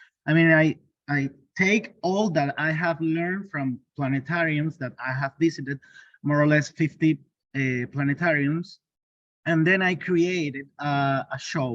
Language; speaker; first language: English; non-native, learner; Spanish